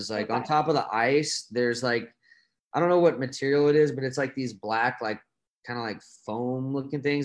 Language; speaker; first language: English; native; English